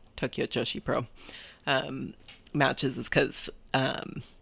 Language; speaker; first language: English; early bilingual, other home language; Japanese